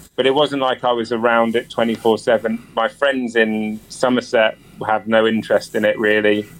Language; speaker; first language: English; native; English